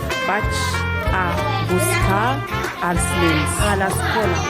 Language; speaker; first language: Catalan; non-native, learner; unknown